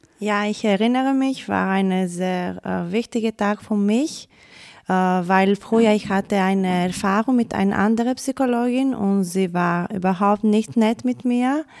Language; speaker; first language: German; non-native, learner; Greek